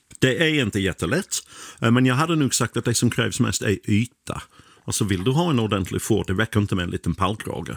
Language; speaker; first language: Swedish; non-native, fluent; English